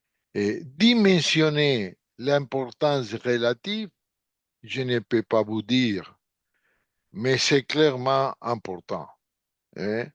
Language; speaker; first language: French; non-native, fluent; Portuguese